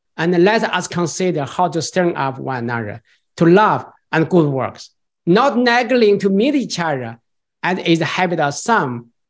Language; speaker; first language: English; non-native, fluent; Chinese